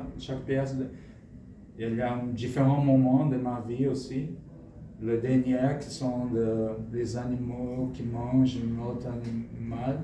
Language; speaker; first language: French; non-native, fluent; Portuguese